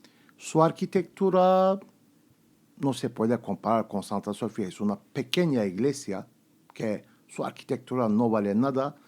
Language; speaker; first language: Spanish; non-native, fluent; Turkish